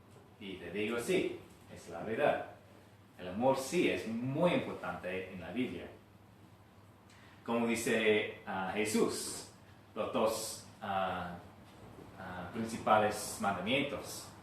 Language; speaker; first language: Spanish; non-native, fluent; English